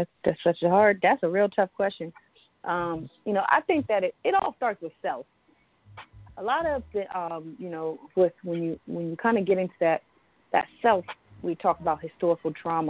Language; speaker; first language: English; native; English